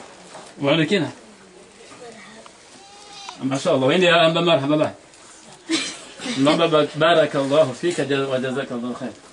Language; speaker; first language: Arabic; non-native, local second language; Comorian